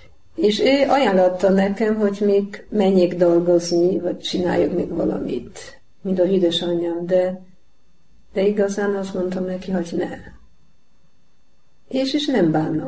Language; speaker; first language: Hungarian; non-native, learner; Polish